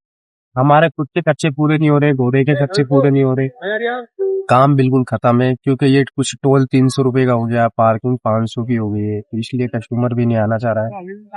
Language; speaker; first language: Hindi; native; Hindi